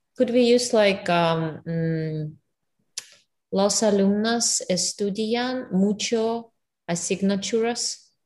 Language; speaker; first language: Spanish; non-native, learner; English